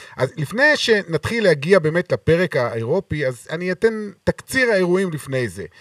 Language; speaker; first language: Hebrew; native; Hebrew